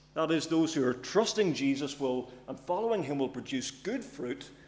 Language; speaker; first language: English; native; English